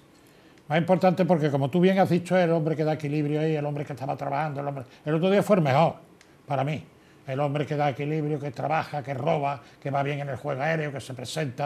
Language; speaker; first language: Spanish; native; Spanish